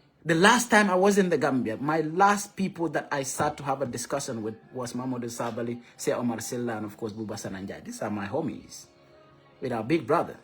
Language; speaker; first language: English; non-native, local second language; Wolof